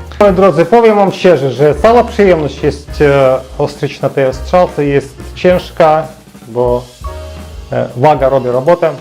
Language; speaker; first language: Polish; non-native, learner; Ukrainian